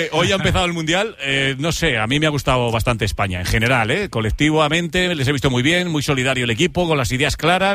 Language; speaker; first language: Spanish; native; Spanish